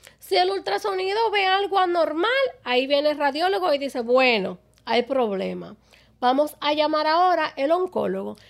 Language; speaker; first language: Spanish; early bilingual, other home language; English